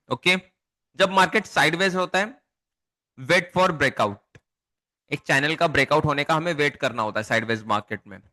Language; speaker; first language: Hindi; non-native, local second language; Marathi